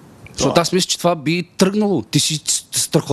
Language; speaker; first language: Bulgarian; native; Bulgarian